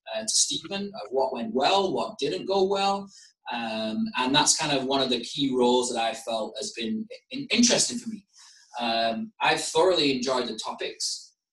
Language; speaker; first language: English; native; English